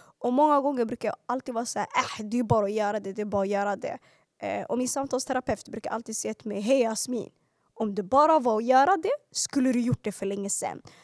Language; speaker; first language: Swedish; early bilingual, other home language; Arabic